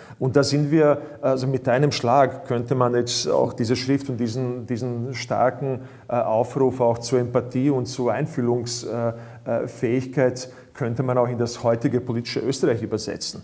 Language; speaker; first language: German; non-native, fluent; Bosnian